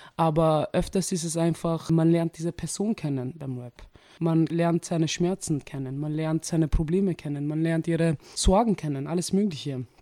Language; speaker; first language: German; early bilingual, other home language; Turkish